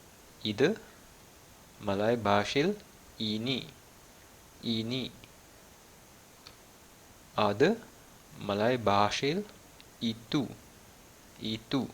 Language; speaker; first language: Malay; non-native, fluent; Malayalam